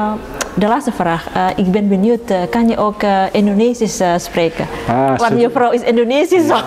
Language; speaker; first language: Dutch; non-native, learner; Indonesian